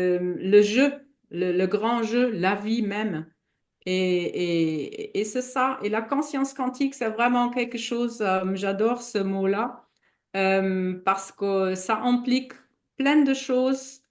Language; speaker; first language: French; non-native, fluent; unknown